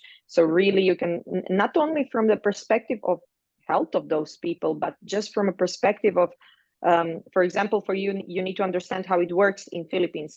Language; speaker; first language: English; non-native, fluent; Croatian